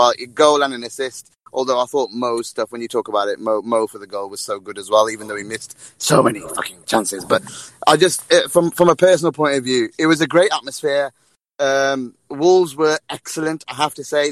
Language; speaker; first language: English; native; English